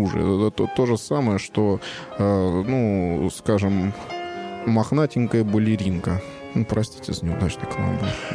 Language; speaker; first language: Russian; native; Russian